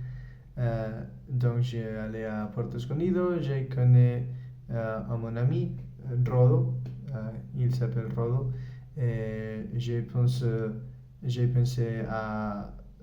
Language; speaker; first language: French; non-native, learner; Spanish